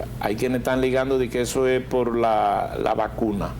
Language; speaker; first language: Spanish; native; Spanish